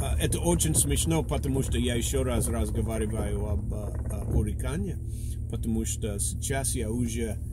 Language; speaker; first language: Russian; non-native, fluent; English